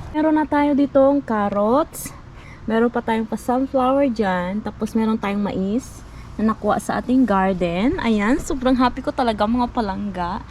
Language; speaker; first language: Filipino; non-native, local second language; Hiligaynon